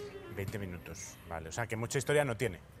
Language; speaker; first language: Spanish; native; Spanish